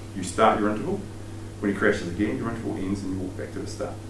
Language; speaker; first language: English; native; English